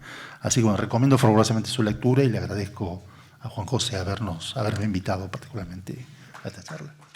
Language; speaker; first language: Spanish; native; Spanish